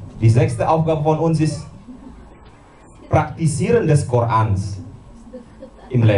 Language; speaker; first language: German; non-native, learner; Indonesian